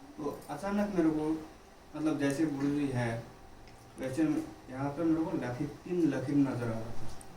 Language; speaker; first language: Hindi; non-native, local second language; Bangla